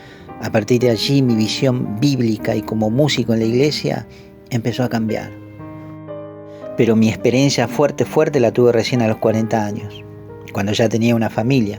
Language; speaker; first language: Spanish; native; Spanish